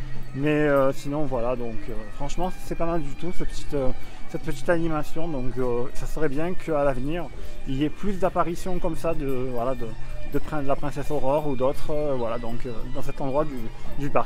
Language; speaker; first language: French; native; French